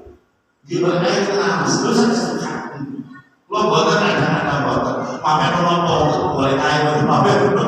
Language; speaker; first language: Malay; non-native, local second language; Javanese